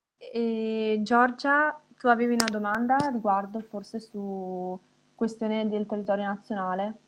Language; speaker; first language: Italian; native; Italian